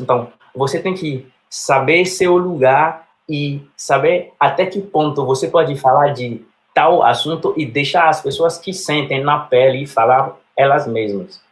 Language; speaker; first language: Portuguese; non-native, fluent; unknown